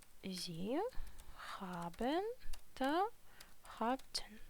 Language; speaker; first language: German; non-native, fluent; Ukrainian